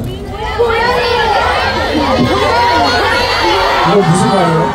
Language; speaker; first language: Korean; non-native, learner; Chinese